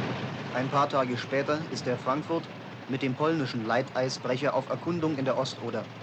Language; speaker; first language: German; native; German